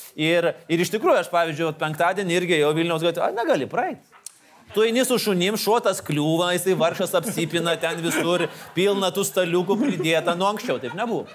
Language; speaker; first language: Lithuanian; native; Lithuanian